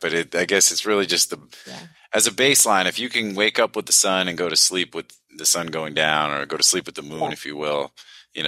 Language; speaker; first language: English; native; English